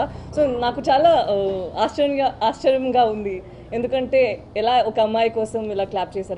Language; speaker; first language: Telugu; non-native, fluent; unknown